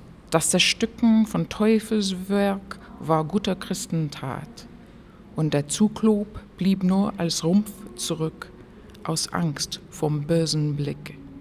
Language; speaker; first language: German; non-native, fluent; English